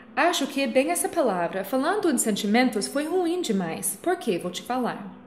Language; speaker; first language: Portuguese; non-native, fluent; English